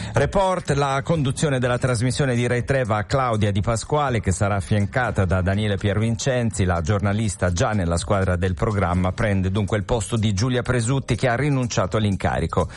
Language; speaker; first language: Italian; native; Italian